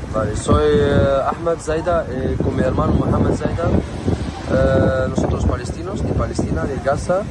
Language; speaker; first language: Spanish; non-native, learner; Arabic